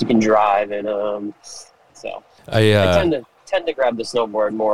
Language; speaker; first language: English; native; English